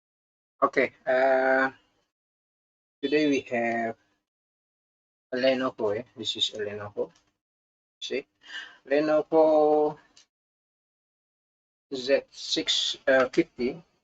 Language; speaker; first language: English; non-native, learner; Indonesian